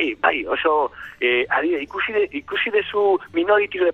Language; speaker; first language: Basque; non-native, learner; Spanish